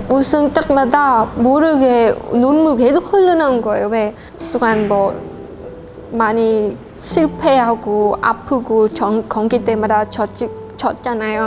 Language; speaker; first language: Korean; non-native, learner; Khmer